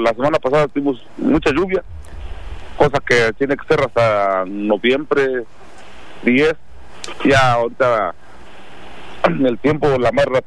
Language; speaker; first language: Spanish; non-native, local second language; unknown